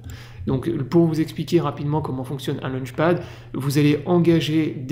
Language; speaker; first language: French; native; French